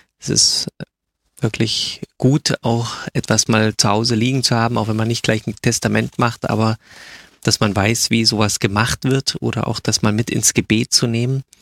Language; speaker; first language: German; native; German